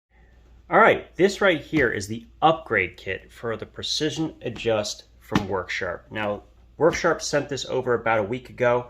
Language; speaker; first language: English; native; English